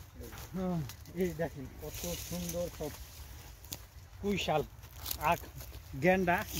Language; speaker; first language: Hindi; non-native, learner; Bangla